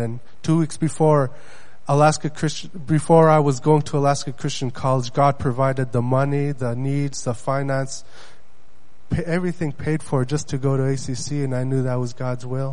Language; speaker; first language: English; early bilingual, other home language; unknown